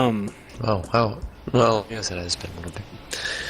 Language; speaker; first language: English; native; English